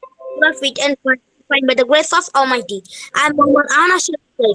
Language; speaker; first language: English; non-native, learner; Bangla